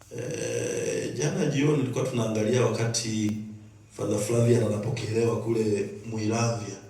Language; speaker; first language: Swahili; native; Swahili